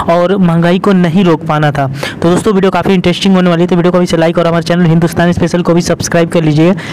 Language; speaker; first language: Hindi; native; Hindi